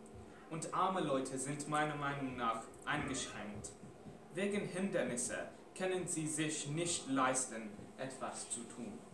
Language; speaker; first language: German; non-native, fluent; English